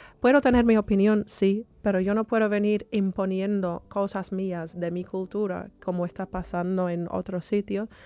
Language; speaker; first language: Spanish; non-native, fluent; English